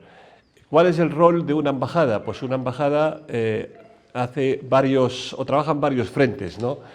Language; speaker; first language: Spanish; non-native, fluent; Arabic